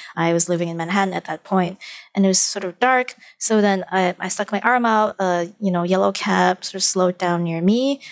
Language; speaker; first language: English; non-native, local second language; Chinese